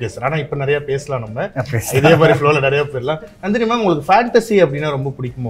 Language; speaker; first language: Tamil; native; Tamil